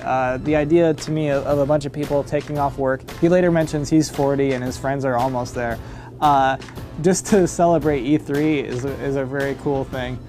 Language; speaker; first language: English; native; English